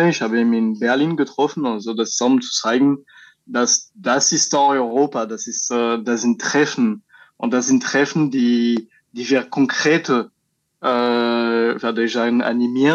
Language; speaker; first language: German; non-native, fluent; French